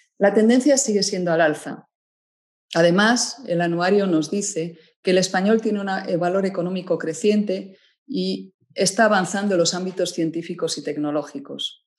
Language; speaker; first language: Spanish; native; Spanish